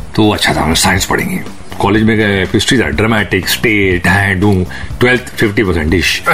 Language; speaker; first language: Hindi; native; Hindi